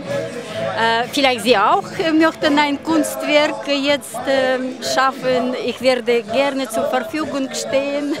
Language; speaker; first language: German; non-native, learner; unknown